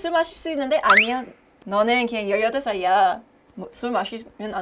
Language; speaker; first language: Korean; non-native, learner; English